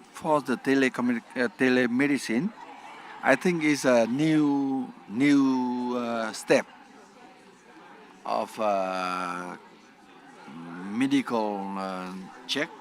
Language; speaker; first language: English; non-native, learner; Vietnamese